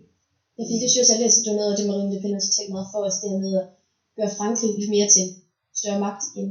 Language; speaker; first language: Danish; native; Danish